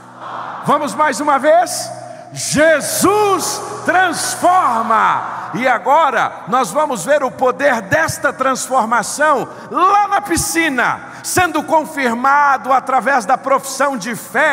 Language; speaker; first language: Portuguese; native; Portuguese